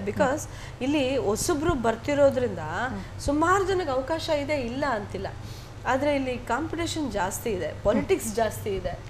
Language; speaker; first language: Kannada; native; Kannada